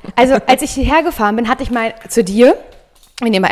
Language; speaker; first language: German; native; German